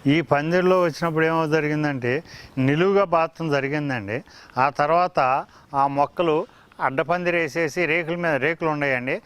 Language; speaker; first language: Telugu; native; Telugu